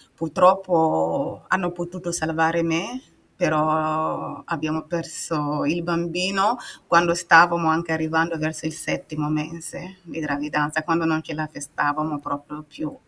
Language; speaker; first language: Italian; non-native, fluent; Mossi